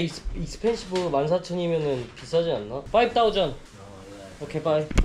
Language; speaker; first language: Korean; native; Korean